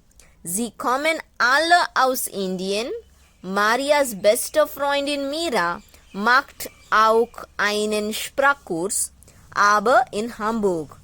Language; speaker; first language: German; non-native, fluent; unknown